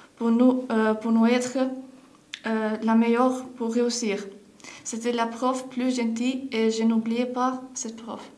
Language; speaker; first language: French; non-native, fluent; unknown